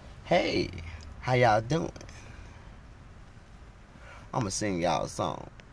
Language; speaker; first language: English; native; English